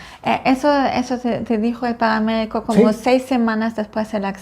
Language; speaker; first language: Spanish; non-native, fluent; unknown